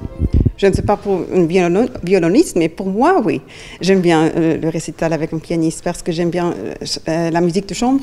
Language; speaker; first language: French; non-native, learner; German